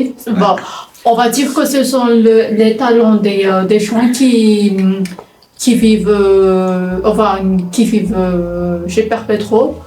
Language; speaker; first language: French; non-native, local second language; Malagasy